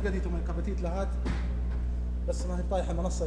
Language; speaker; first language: Arabic; native; Arabic